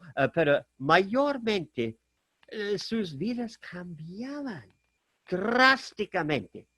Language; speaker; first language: Spanish; non-native, fluent; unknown